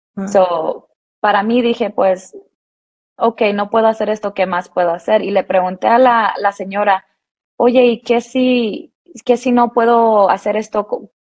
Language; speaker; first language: Spanish; early bilingual, heritage; Spanish